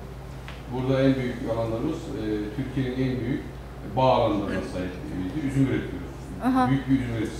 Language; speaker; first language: Turkish; native; Turkish